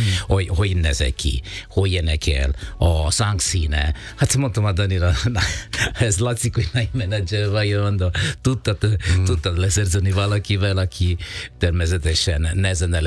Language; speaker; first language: Hungarian; non-native, fluent; Italian